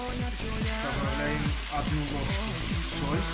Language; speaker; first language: Russian; non-native, local second language; Tajik